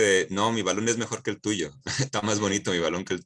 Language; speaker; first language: Spanish; native; Spanish